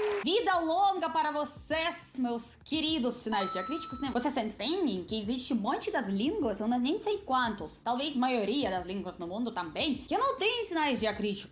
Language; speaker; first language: Portuguese; non-native, fluent; Russian